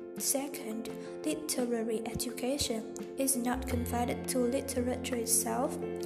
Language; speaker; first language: English; non-native, fluent; Vietnamese